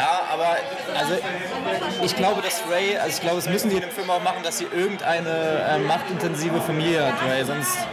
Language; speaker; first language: German; native; German